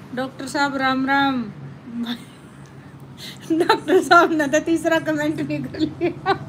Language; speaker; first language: Hindi; native; Hindi